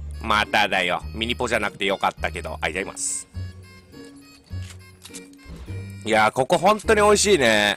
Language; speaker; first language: Japanese; native; Japanese